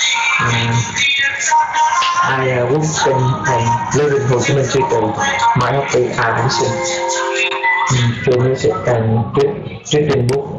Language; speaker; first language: English; non-native, learner; Vietnamese